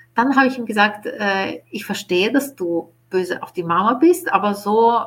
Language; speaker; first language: German; non-native, fluent; Ukrainian